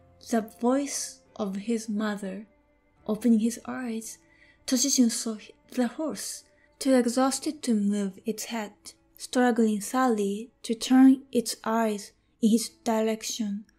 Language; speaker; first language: English; non-native, fluent; Japanese